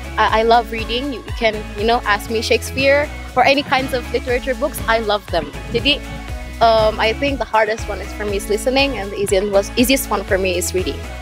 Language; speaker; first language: English; early bilingual, other home language; Indonesian